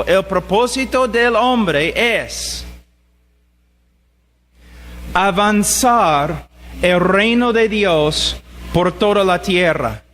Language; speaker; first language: Spanish; non-native, fluent; English